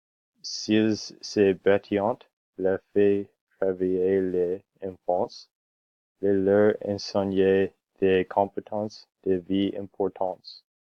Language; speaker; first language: French; non-native, learner; English